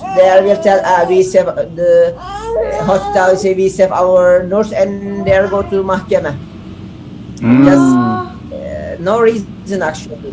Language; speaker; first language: English; non-native, learner; Turkish